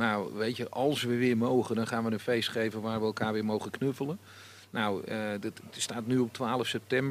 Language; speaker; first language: Dutch; native; Dutch